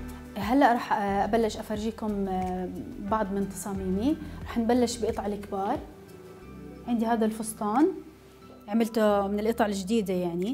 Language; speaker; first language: Arabic; native; Arabic